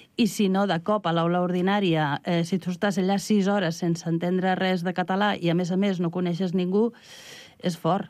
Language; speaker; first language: Catalan; native; Catalan